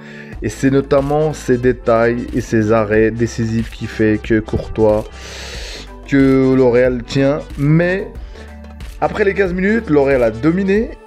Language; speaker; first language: French; native; French